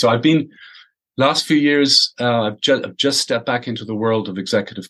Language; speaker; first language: English; native; English